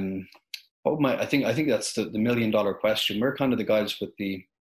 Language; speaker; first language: English; native; English